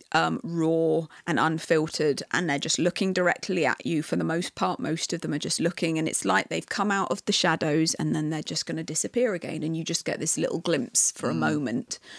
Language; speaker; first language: English; native; English